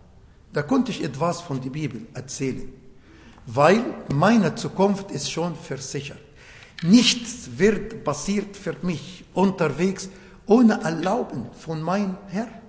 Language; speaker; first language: German; non-native, learner; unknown